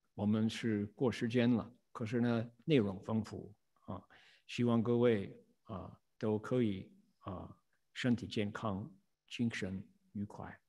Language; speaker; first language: Chinese; non-native, fluent; English